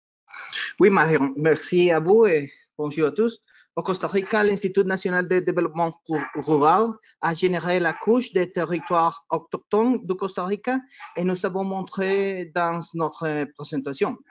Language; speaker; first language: French; non-native, learner; Spanish